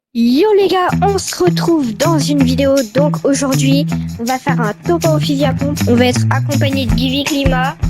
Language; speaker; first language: French; native; French